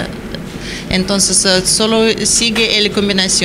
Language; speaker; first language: Spanish; non-native, learner; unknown